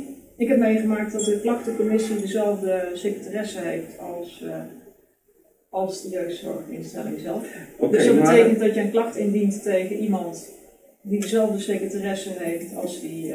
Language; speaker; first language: Dutch; native; Dutch